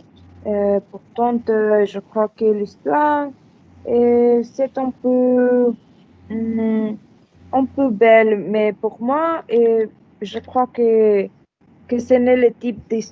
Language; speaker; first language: French; non-native, learner; Spanish